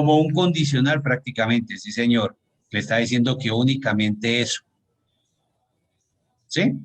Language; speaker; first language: Spanish; native; Spanish